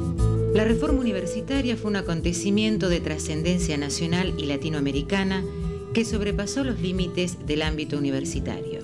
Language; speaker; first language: Spanish; native; Spanish